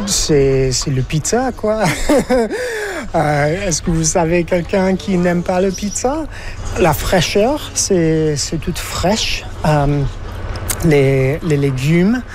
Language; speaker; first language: French; non-native, fluent; English